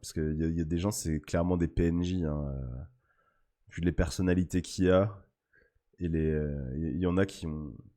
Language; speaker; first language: French; native; French